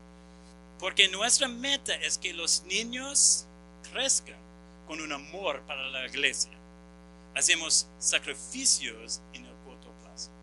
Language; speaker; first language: Spanish; non-native, fluent; English